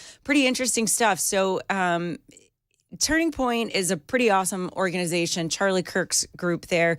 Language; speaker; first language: English; native; English